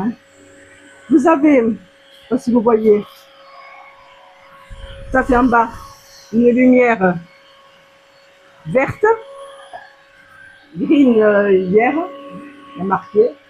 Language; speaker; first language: French; native; French